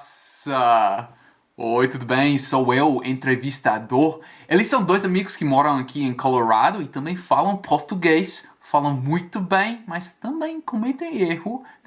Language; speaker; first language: Portuguese; non-native, fluent; English